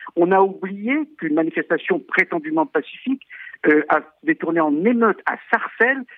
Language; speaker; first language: French; native; French